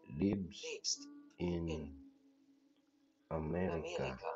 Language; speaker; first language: English; non-native, learner; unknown